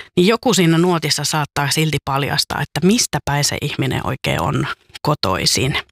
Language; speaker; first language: Finnish; native; Finnish